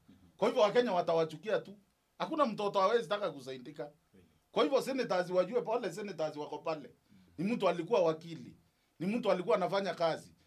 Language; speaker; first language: Swahili; non-native, local second language; Meru